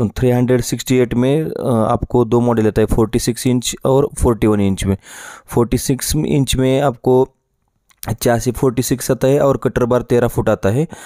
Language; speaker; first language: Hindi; non-native, local second language; Marathi